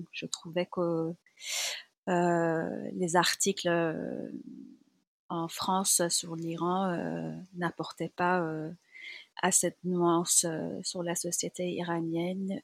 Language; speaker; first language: French; non-native, fluent; Persian